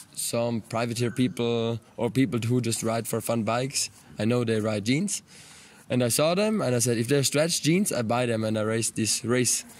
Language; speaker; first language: English; non-native, fluent; Italian